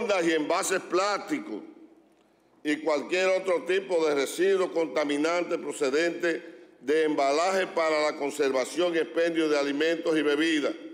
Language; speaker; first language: Spanish; native; Spanish